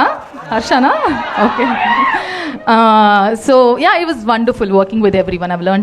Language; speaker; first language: Telugu; non-native, fluent; Kannada